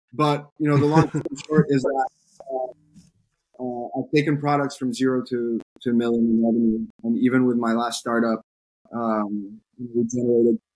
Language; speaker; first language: English; non-native, fluent; French